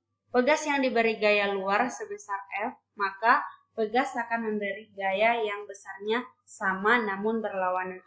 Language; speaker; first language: Indonesian; native; Indonesian